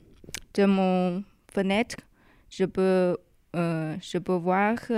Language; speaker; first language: French; non-native, fluent; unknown